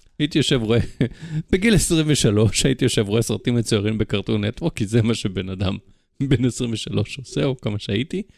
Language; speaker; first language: Hebrew; native; Hebrew